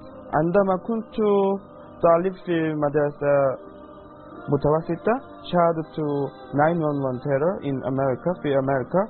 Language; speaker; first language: Arabic; non-native, learner; Korean